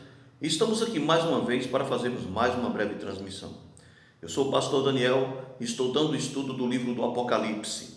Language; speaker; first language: Portuguese; native; Portuguese